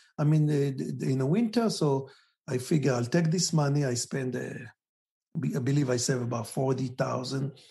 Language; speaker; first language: English; non-native, fluent; Hebrew